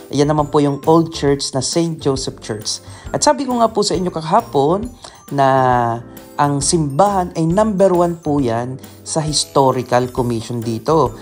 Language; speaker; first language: Filipino; native; Filipino